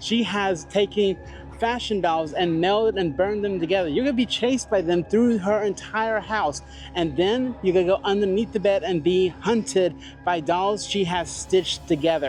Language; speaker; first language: English; native; English